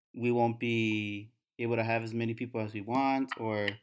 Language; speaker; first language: English; native; English